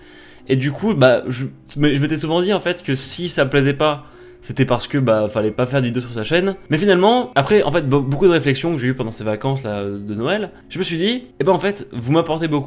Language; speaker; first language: French; native; French